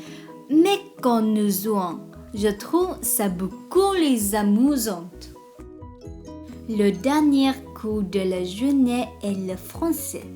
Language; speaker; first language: French; non-native, learner; Vietnamese